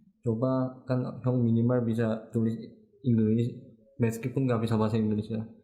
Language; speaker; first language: Indonesian; non-native, learner; Korean